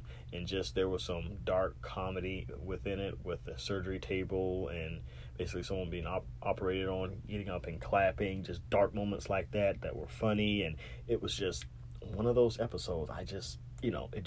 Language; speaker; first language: English; native; English